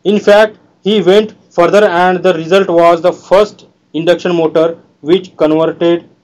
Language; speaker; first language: English; non-native, local second language; Marathi